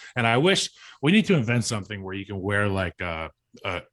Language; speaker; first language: English; native; English